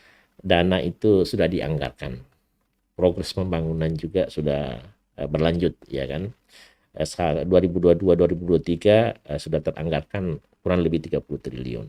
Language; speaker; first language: Indonesian; native; Indonesian